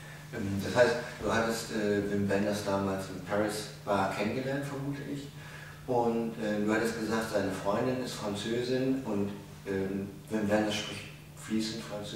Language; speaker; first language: German; native; German